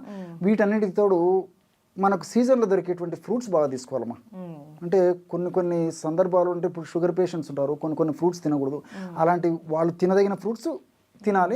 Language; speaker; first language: Telugu; native; Telugu